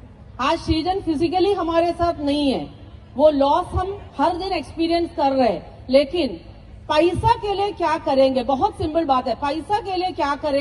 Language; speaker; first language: Hindi; non-native, local second language; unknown